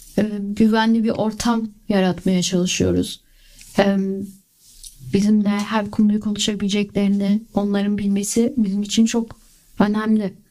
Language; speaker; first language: Turkish; early bilingual, heritage; Turkish